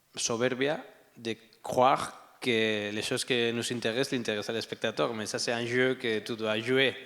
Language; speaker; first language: French; non-native, learner; Spanish